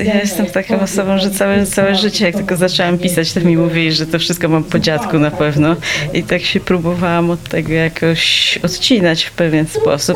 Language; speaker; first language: Polish; native; Polish